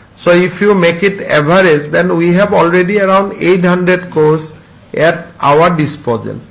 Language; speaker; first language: English; non-native, local second language; Assamese